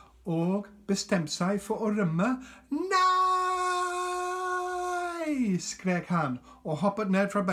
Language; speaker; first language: Norwegian; non-native, fluent; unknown